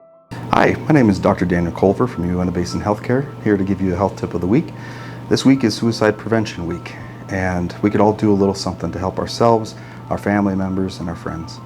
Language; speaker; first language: English; native; English